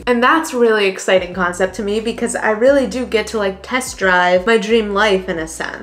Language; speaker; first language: English; native; English